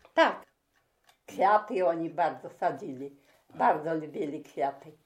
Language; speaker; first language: Polish; non-native, local second language; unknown